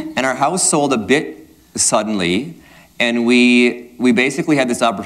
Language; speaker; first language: English; native; English